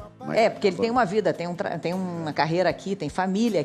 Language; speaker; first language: Portuguese; native; Portuguese